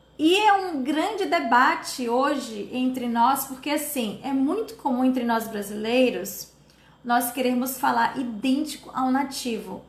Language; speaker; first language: Portuguese; native; Portuguese